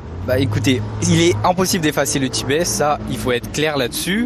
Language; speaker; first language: French; early bilingual, other home language; Tibetan